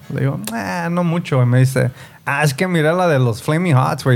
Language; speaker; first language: Spanish; early bilingual, heritage; Spanish